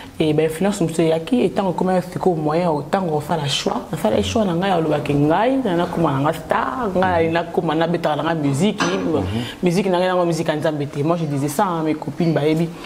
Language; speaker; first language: French; non-native, local second language; Lingala